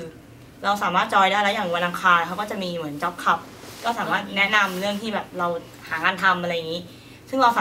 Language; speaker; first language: Thai; native; Thai